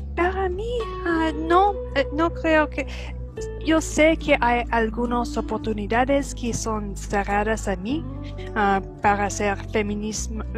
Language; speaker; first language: Spanish; non-native, fluent; English